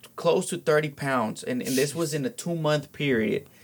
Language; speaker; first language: English; early bilingual, other home language; Spanish